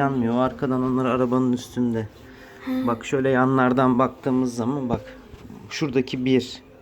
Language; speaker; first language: Turkish; native; Turkish